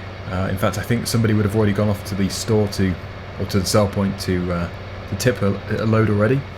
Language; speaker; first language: English; native; English